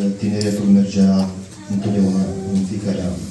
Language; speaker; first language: Romanian; non-native, learner; Russian